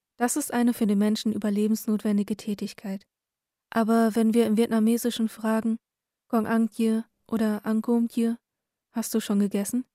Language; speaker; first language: German; early bilingual, other home language; Vietnamese